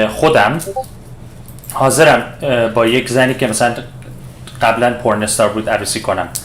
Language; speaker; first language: Persian; early bilingual, heritage; Persian